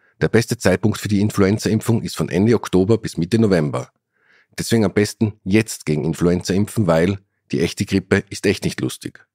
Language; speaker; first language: German; native; German